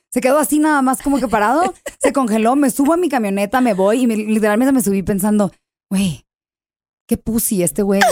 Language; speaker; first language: Spanish; early bilingual, heritage; English